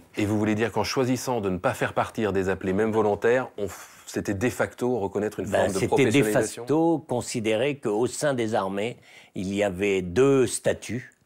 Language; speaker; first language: French; native; French